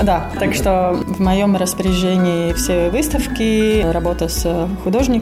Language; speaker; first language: Russian; non-native, local second language; Latvian